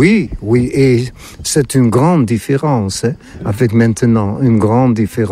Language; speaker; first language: French; non-native, fluent; Dutch